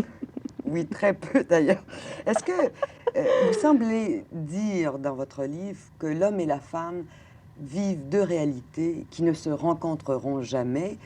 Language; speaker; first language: French; native; French